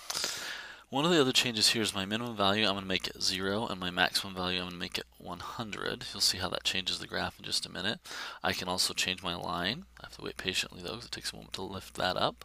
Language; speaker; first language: English; native; English